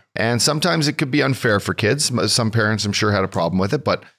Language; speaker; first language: English; native; English